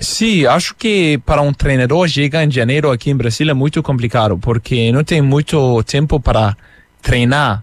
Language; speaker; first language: Portuguese; non-native, fluent; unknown